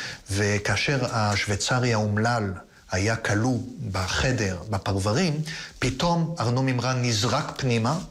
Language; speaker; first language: Hebrew; native; Hebrew